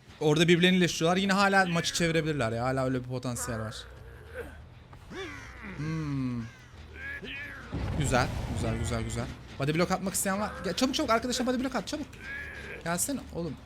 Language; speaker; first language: Turkish; native; Turkish